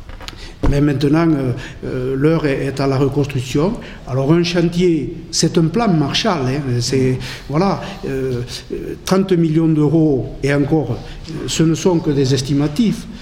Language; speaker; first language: French; native; French